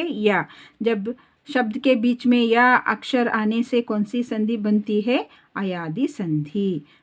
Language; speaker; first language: Hindi; non-native, local second language; Kannada